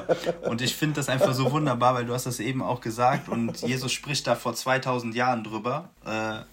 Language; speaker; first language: German; native; German